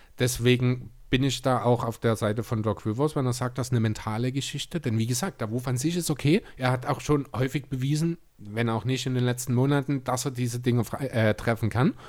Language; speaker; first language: German; native; German